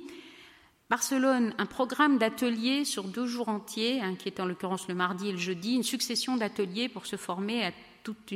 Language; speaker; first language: French; native; French